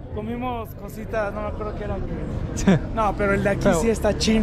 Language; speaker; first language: Spanish; native; Spanish